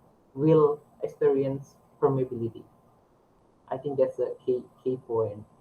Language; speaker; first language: English; non-native, learner; Indonesian